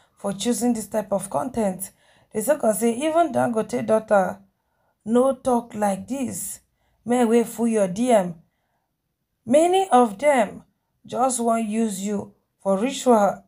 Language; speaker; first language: Nigerian Pidgin; native; Nigerian Pidgin